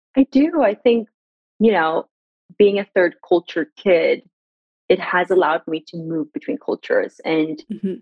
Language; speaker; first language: English; early bilingual, other home language; Persian